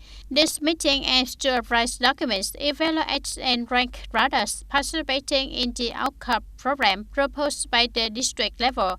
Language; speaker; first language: English; non-native, fluent; Vietnamese